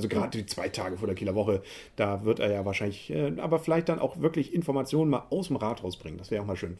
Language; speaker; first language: German; native; German